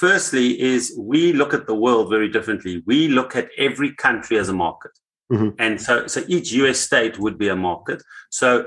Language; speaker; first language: English; native; English